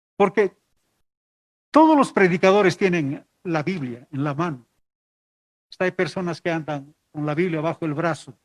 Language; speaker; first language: Spanish; non-native, local second language; Aymara